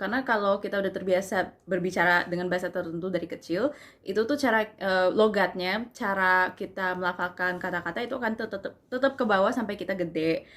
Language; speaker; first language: Indonesian; early bilingual, heritage; English